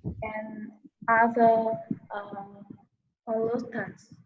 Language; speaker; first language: English; non-native, learner; Vietnamese